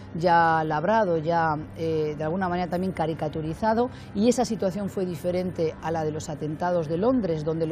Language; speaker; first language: Spanish; native; Spanish